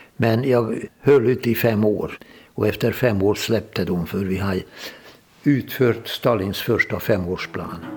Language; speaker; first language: Swedish; non-native, fluent; Hungarian